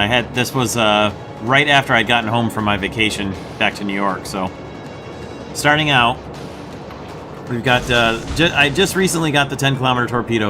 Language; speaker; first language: English; native; English